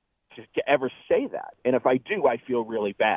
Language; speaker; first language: English; native; English